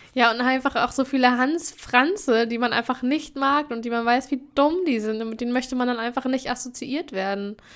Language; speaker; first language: German; native; German